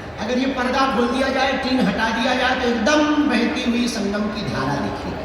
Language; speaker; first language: Hindi; native; Hindi